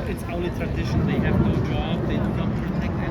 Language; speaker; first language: English; non-native, learner; German